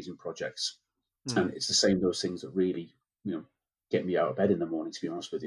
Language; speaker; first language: English; native; English